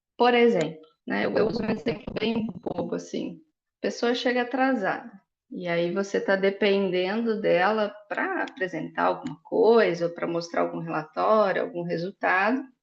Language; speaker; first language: Portuguese; native; Portuguese